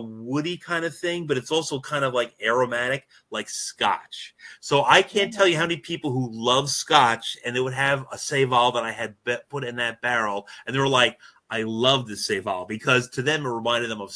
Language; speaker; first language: English; native; English